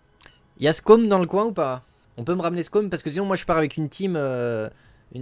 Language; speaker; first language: French; native; French